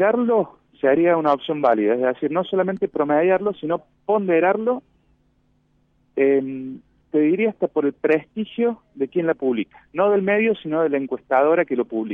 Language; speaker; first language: Spanish; native; Spanish